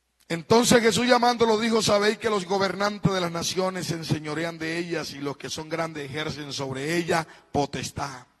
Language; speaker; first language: Spanish; native; Spanish